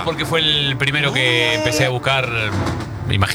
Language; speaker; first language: Spanish; native; Spanish